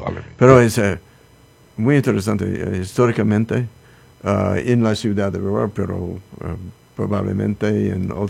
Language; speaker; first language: Spanish; non-native, learner; English